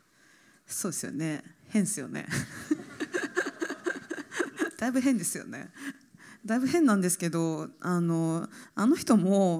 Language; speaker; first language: Japanese; native; Japanese